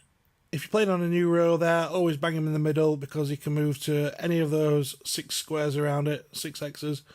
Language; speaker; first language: English; native; English